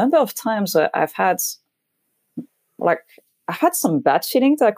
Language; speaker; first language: English; non-native, fluent; French